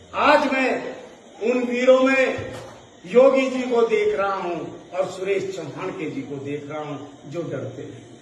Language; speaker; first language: Hindi; native; Hindi